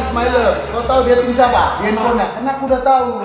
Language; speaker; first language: Indonesian; native; Indonesian